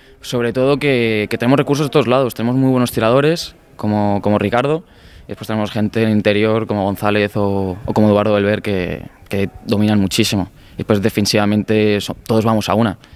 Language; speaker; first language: Spanish; native; Spanish